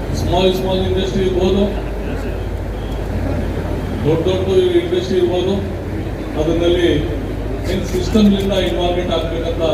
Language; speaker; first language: Kannada; non-native, local second language; Urdu